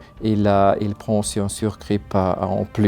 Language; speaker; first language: French; non-native, learner; German